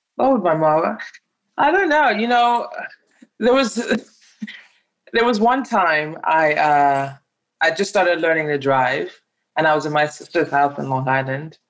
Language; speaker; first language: English; non-native, local second language; Yoruba